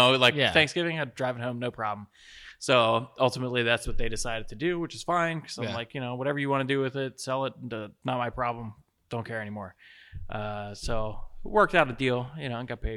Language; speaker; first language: English; native; English